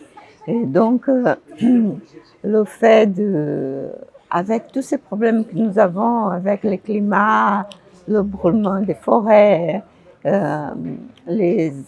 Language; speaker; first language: French; non-native, fluent; Portuguese